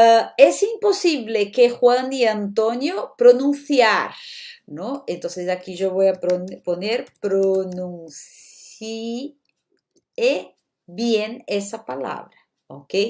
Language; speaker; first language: Spanish; non-native, fluent; Portuguese